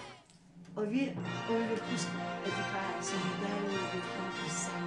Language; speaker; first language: Danish; non-native, fluent; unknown